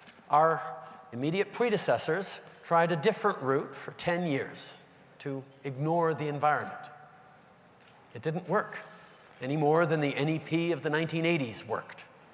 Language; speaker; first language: English; native; English